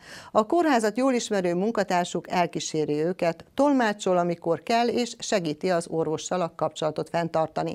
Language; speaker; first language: Hungarian; native; Hungarian